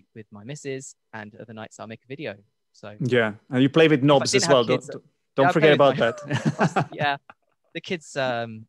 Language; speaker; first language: English; native; English